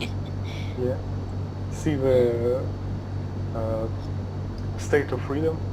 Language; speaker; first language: English; non-native, learner; Russian